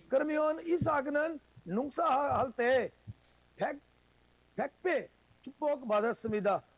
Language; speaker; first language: Korean; non-native, learner; Urdu